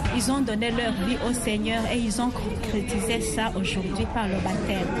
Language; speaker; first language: French; non-native, local second language; Rundi